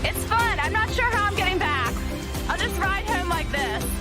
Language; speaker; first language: English; native; English